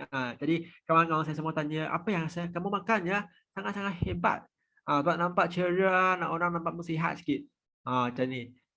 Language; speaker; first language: Malay; non-native, fluent; Vietnamese